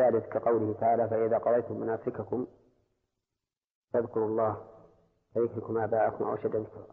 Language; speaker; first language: Arabic; native; Arabic